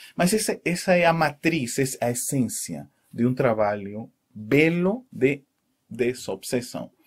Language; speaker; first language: Portuguese; non-native, fluent; Spanish